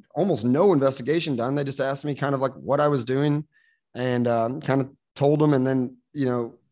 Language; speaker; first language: English; native; English